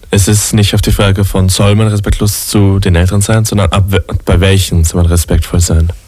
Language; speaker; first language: German; native; German